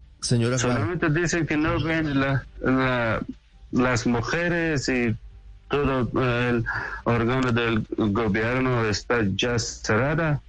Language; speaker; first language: Spanish; non-native, learner; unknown